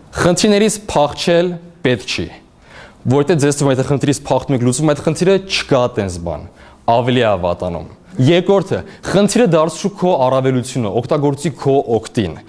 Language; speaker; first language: Armenian; early bilingual, heritage; Armenian